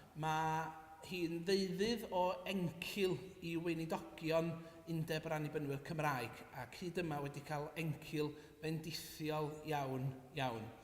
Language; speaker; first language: Welsh; native; Welsh